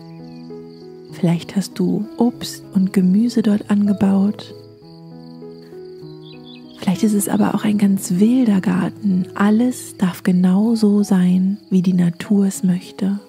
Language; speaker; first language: German; native; German